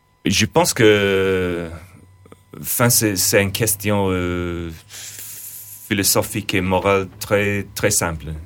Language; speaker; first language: French; non-native, fluent; English